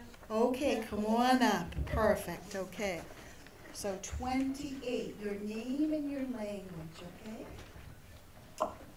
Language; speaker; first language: English; native; English